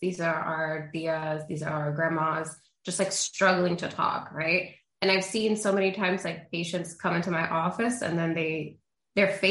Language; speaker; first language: English; early bilingual, other home language; Spanish